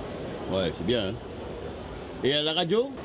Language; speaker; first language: French; native; French